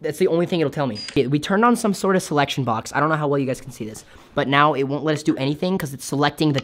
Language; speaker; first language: English; native; English